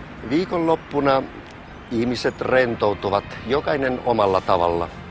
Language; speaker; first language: Finnish; non-native, fluent; Spanish